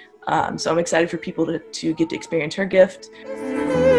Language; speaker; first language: English; native; English